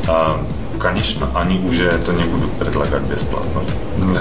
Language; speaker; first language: Russian; non-native, fluent; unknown